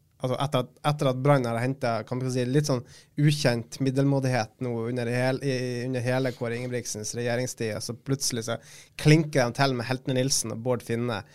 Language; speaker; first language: Norwegian; native; Norwegian